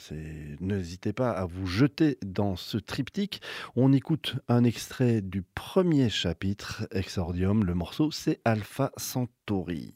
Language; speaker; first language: French; native; French